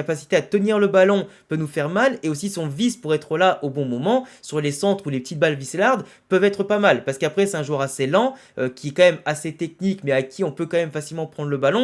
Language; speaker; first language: French; native; French